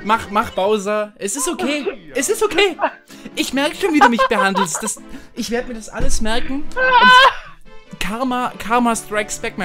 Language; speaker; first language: German; native; German